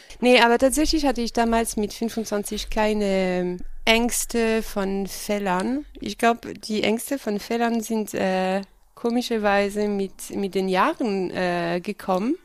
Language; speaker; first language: German; non-native, fluent; French